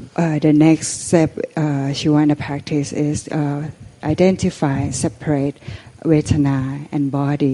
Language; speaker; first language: English; non-native, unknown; Thai